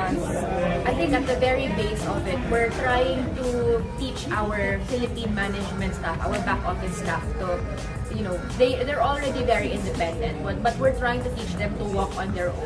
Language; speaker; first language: English; non-native, local second language; Cebuano